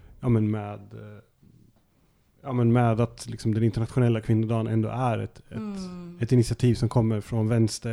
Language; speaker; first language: Swedish; native; Swedish